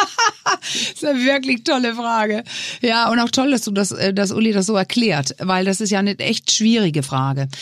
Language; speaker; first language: German; non-native, fluent; Danish